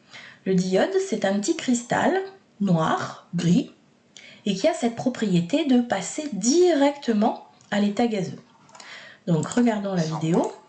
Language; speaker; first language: French; native; French